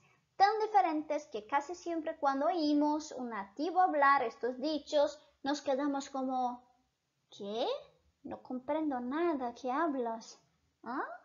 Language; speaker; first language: Spanish; non-native, fluent; Portuguese